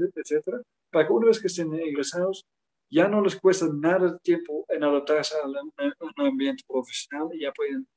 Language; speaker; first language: Spanish; non-native, fluent; Dutch